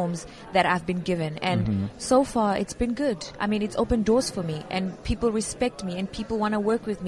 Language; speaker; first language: English; non-native, local second language; Venda